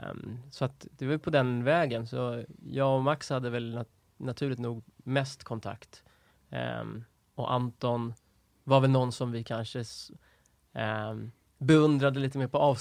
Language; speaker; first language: Swedish; native; Swedish